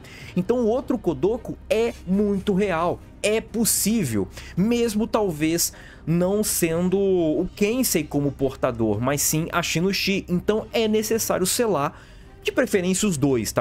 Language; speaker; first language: Portuguese; native; Portuguese